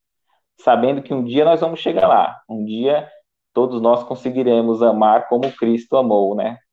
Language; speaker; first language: Portuguese; native; Portuguese